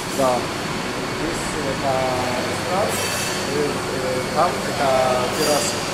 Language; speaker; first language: Russian; non-native, learner; Arabic